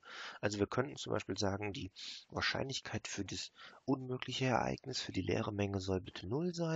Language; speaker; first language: German; native; German